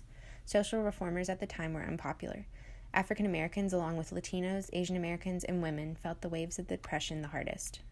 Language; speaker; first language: English; native; English